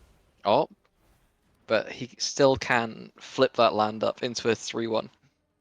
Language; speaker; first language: English; native; English